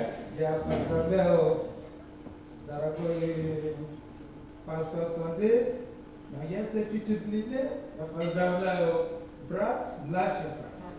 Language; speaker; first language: Russian; non-native, learner; Yoruba